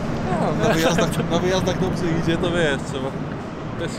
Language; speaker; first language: Polish; native; Polish